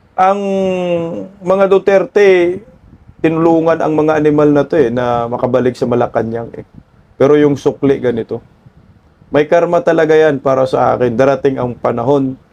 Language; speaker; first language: Filipino; non-native, local second language; Cebuano